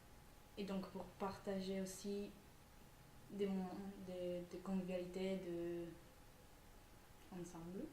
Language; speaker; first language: French; non-native, fluent; Italian